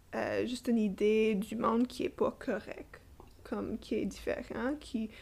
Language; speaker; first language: French; non-native, fluent; English